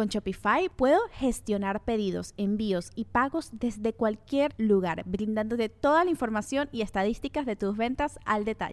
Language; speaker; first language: Spanish; native; Spanish